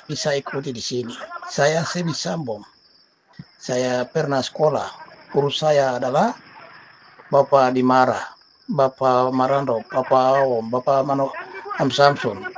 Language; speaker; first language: Indonesian; non-native, local second language; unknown